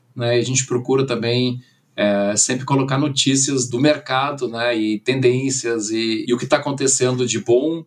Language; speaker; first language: Portuguese; early bilingual, other home language; German